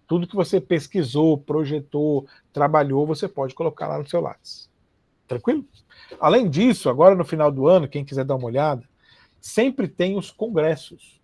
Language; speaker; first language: Portuguese; native; Portuguese